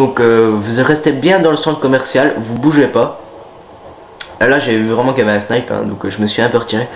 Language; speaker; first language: French; native; French